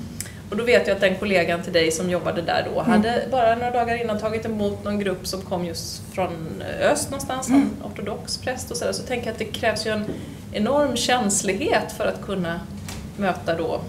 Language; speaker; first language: Swedish; native; Swedish